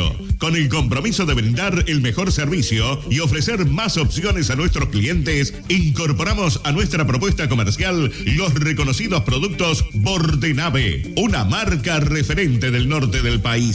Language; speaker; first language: Spanish; native; Spanish